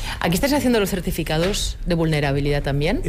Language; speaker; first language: Spanish; native; Spanish